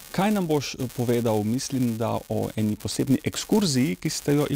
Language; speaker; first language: Slovenian; native; Slovenian